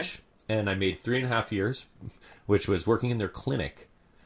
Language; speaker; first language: English; native; English